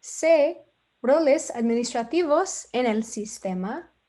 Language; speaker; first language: Spanish; non-native, fluent; English